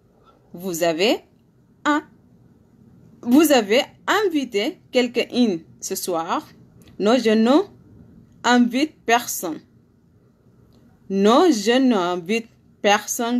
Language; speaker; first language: French; non-native, learner; Arabic